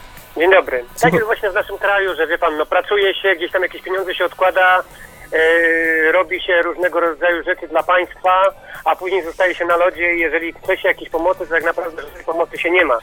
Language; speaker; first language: Polish; native; Polish